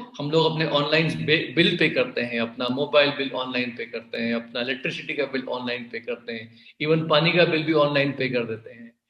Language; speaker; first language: Hindi; native; Hindi